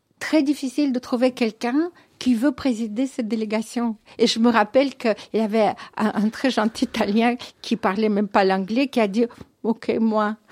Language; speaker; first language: French; non-native, fluent; Russian